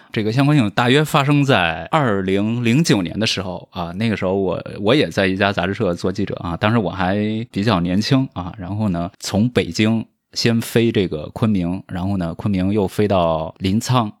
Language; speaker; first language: Chinese; native; Chinese